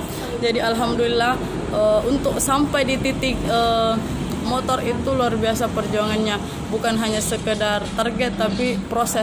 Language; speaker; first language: Indonesian; native; Indonesian